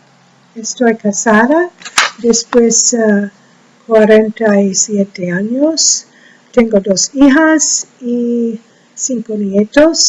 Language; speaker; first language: Spanish; non-native, learner; English